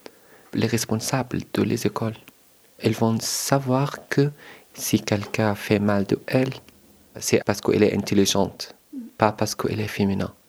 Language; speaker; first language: French; non-native, learner; Arabic